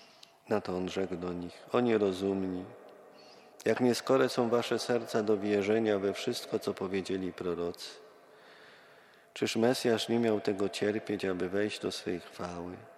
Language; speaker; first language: Polish; native; Polish